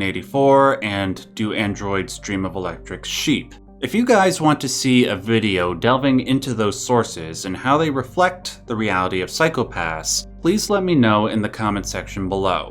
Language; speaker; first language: English; native; English